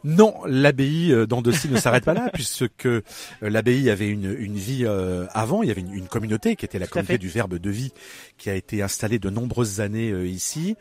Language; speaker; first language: French; native; French